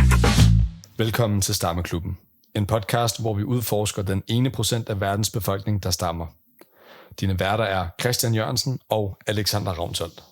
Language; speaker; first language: Danish; native; Danish